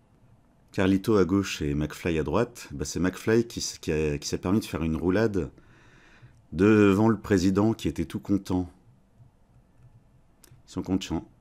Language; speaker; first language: French; native; French